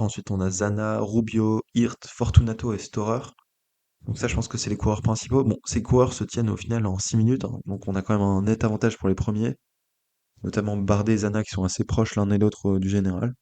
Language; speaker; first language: French; native; French